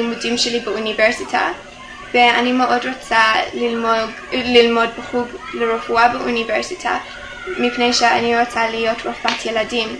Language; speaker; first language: Hebrew; non-native, fluent; English